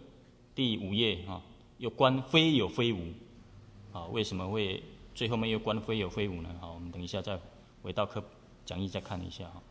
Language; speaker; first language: Chinese; native; Chinese